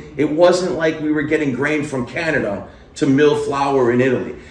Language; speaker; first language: English; early bilingual, other home language; Italian